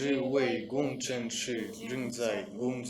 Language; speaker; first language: Chinese; non-native, learner; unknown